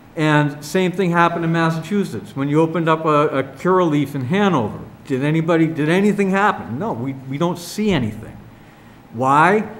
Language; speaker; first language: English; native; English